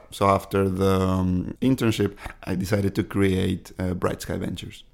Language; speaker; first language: English; non-native, fluent; Spanish